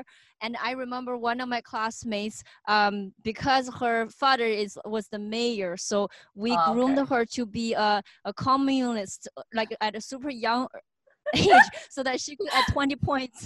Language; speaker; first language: English; non-native, fluent; Chinese